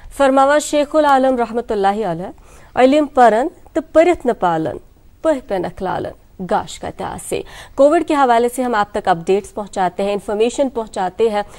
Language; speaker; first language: Hindi; non-native, local second language; Kashmiri